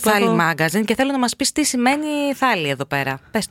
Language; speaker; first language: Greek; native; Greek